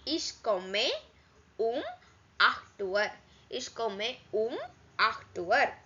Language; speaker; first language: German; non-native, learner; Malayalam